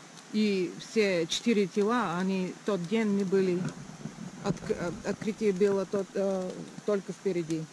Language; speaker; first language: Russian; non-native, learner; Bulgarian